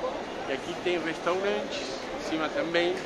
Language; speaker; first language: Portuguese; non-native, fluent; Spanish